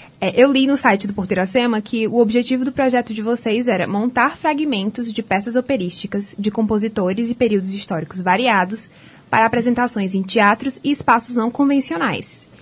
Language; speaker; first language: Portuguese; native; Portuguese